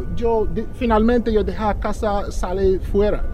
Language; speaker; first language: Spanish; non-native, learner; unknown